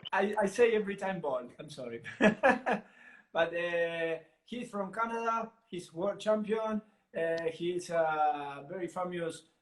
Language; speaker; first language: English; non-native, learner; Italian